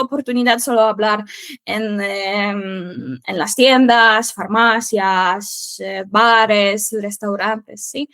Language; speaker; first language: Spanish; non-native, fluent; Polish